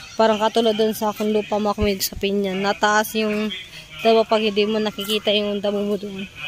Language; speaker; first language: Filipino; native; Filipino